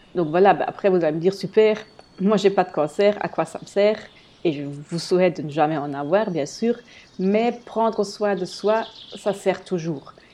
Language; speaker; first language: French; non-native, fluent; German